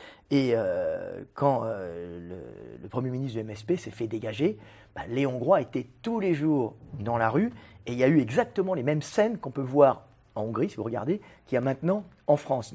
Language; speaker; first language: French; native; French